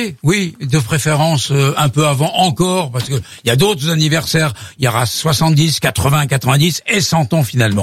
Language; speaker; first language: French; native; French